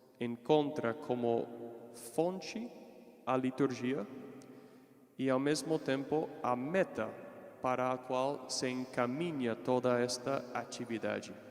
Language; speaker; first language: Portuguese; non-native, fluent; English